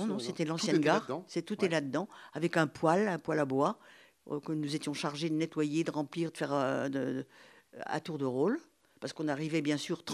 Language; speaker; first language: French; native; French